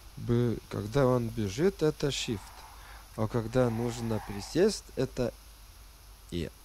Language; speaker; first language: Russian; non-native, fluent; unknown